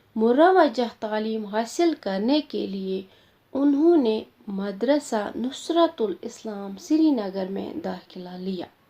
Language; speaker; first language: Urdu; non-native, local second language; Kashmiri